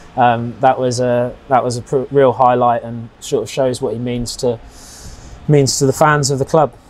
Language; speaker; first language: English; native; English